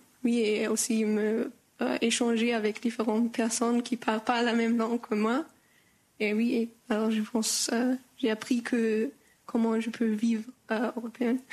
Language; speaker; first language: French; non-native, learner; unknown